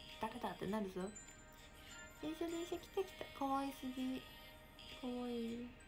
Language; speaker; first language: Japanese; native; Japanese